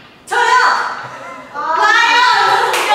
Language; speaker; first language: Korean; non-native, learner; Chinese